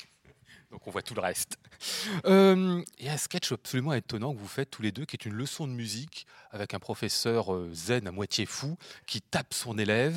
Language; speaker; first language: French; native; French